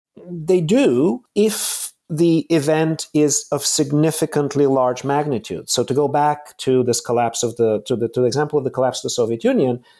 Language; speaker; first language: English; non-native, fluent; Bulgarian